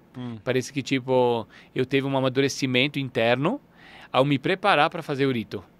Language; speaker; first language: Portuguese; non-native, fluent; Italian